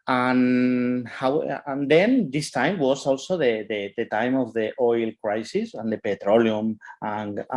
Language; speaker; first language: English; non-native, fluent; Catalan